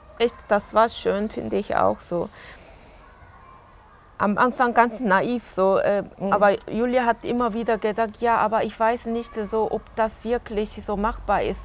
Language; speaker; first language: German; non-native, learner; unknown